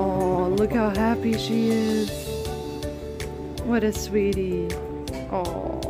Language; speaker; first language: English; native; English